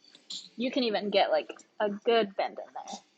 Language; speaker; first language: English; native; English